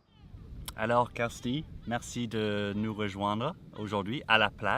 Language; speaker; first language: French; non-native, fluent; English